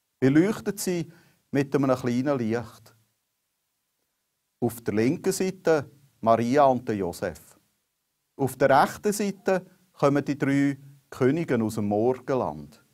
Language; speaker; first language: German; native; German